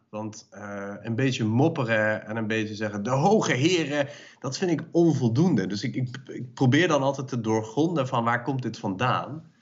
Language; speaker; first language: Dutch; early bilingual, other home language; Persian